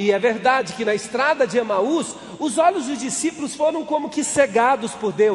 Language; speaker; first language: Portuguese; native; Portuguese